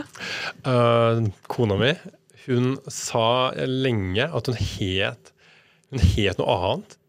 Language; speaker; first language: Norwegian; native; Norwegian